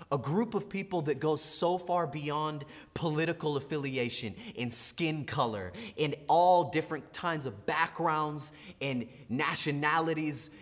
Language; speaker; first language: English; native; English